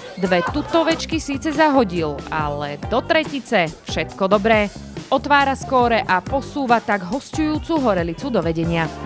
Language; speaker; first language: Slovak; native; Slovak